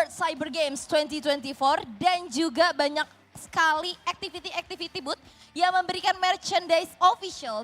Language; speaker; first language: Indonesian; native; Indonesian